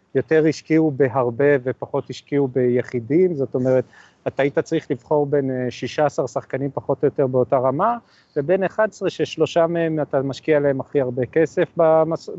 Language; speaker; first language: Hebrew; native; Hebrew